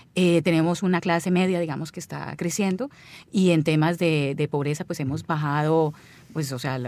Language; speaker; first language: Spanish; native; Spanish